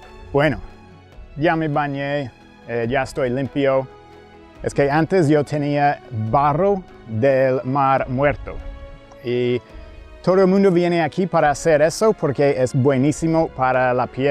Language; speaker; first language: Spanish; non-native, fluent; English